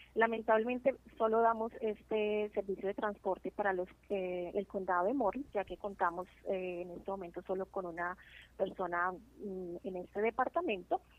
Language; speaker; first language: Spanish; native; Spanish